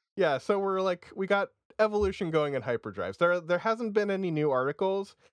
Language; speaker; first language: English; native; English